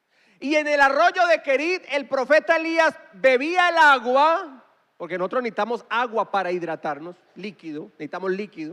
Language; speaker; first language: Spanish; native; Spanish